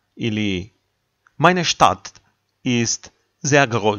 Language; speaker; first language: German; non-native, fluent; Macedonian